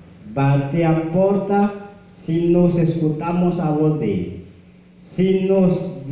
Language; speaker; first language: Portuguese; non-native, learner; Haitian Creole